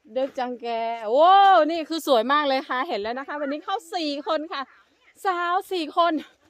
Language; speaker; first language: Thai; non-native, local second language; Northeastern Thai